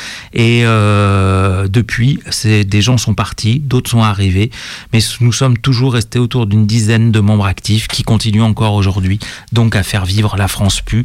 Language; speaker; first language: French; native; French